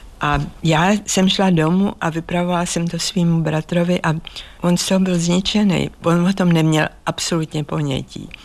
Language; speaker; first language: Czech; native; Czech